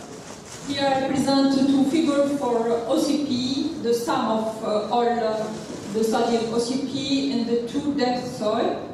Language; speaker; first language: English; non-native, local second language; Arabic